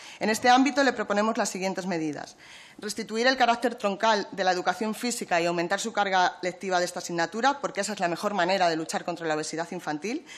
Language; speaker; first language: Spanish; native; Spanish